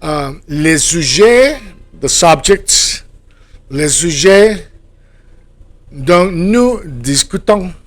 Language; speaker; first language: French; non-native, fluent; Spanish